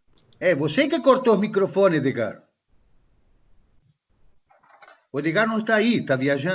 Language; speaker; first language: Portuguese; non-native, fluent; Spanish